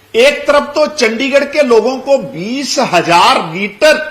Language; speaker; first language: Hindi; non-native, local second language; Punjabi